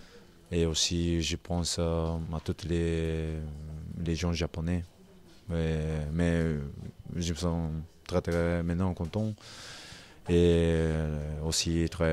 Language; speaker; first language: French; non-native, learner; Japanese